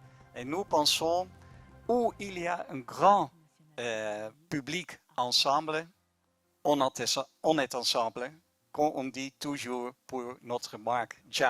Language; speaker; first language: French; non-native, fluent; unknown